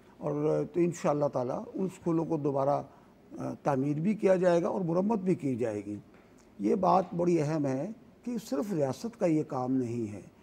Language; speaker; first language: Urdu; native; Urdu